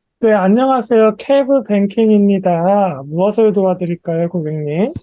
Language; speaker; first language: Korean; native; Korean